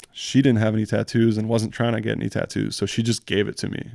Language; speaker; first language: English; early bilingual, other home language; French